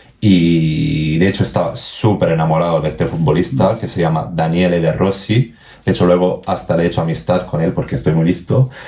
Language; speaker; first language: Spanish; non-native, fluent; Italian